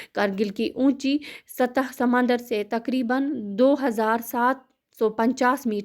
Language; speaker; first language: Hindi; non-native, local second language; Kashmiri